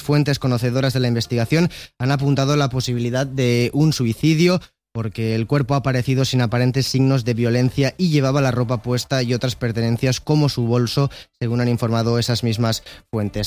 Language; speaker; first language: Spanish; native; Spanish